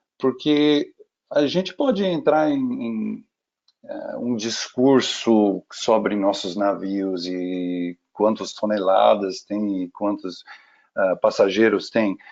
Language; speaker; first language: Portuguese; non-native, fluent; English